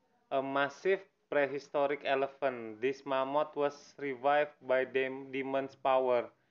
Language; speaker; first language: English; non-native, learner; Indonesian